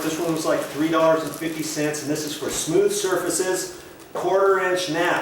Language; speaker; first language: English; native; English